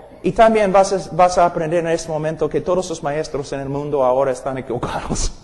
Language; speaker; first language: Spanish; non-native, fluent; English